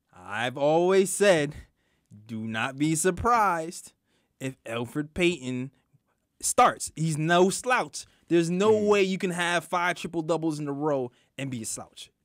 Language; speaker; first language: English; native; English